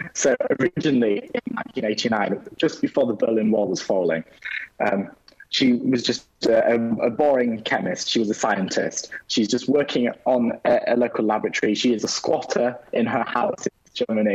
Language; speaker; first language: English; native; English